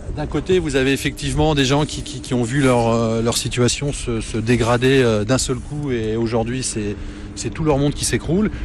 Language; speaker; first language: French; native; French